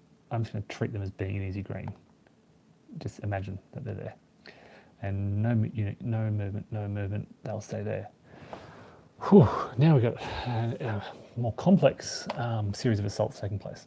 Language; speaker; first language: English; native; English